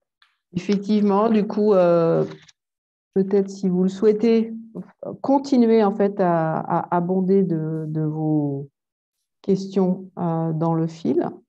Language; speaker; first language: French; native; French